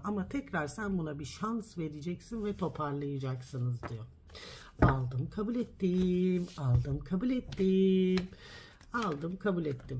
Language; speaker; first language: Turkish; early bilingual, heritage; Turkish